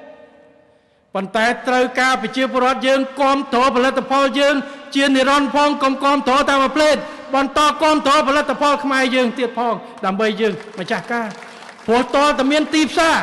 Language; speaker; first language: Khmer; native; Khmer